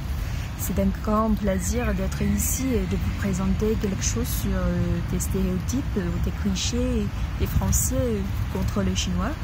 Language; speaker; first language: French; non-native, fluent; Chinese